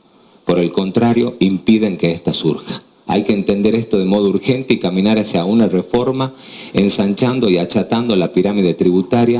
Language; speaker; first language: Spanish; native; Spanish